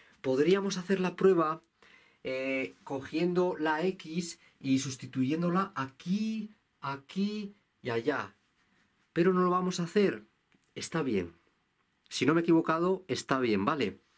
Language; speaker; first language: Spanish; native; Spanish